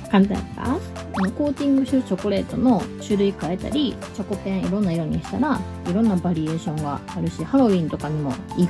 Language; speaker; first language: Japanese; native; Japanese